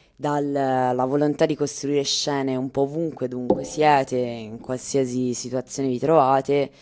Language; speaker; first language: Italian; native; Italian